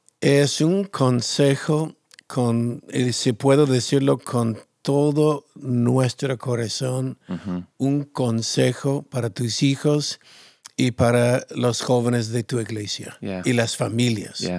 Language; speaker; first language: Spanish; non-native, fluent; English